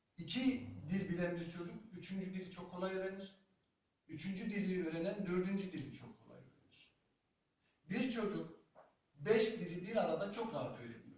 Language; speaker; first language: Turkish; non-native, local second language; Zaza